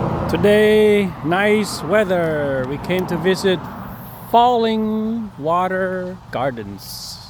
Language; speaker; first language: English; non-native, learner; Vietnamese